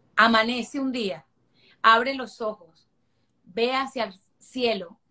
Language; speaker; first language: Spanish; native; Spanish